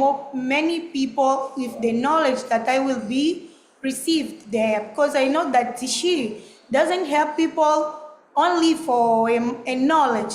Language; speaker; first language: English; non-native, learner; Portuguese